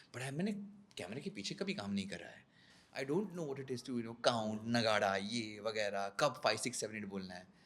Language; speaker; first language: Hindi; non-native, local second language; Konkani